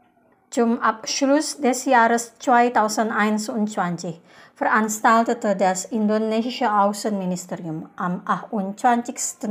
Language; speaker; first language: German; non-native, fluent; Indonesian